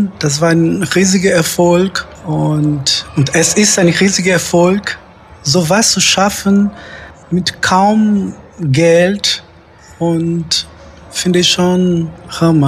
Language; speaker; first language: German; non-native, fluent; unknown